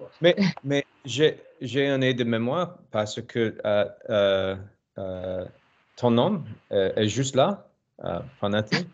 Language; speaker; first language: French; non-native, learner; English